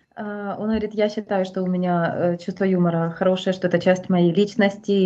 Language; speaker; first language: Russian; native; Russian